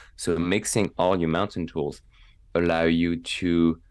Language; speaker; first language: English; non-native, fluent; French